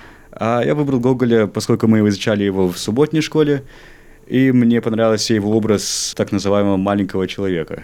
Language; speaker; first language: Russian; early bilingual, heritage; Russian